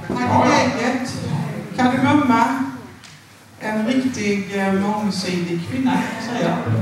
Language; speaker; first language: Swedish; native; Swedish